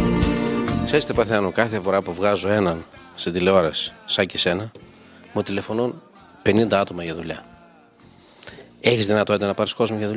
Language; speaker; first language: Greek; native; Greek